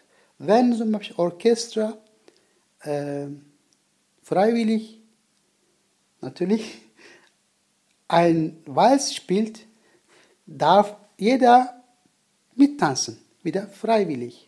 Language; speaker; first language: German; non-native, learner; Turkish